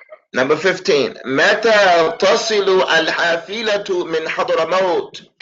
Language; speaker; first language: Arabic; non-native, fluent; English